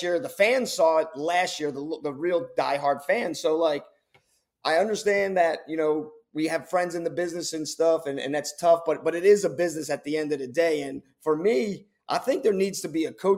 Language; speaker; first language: English; native; English